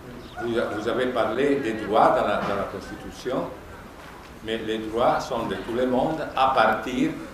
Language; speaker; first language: French; non-native, fluent; Italian